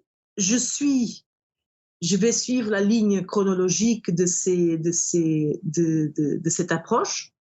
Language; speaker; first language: French; non-native, fluent; Portuguese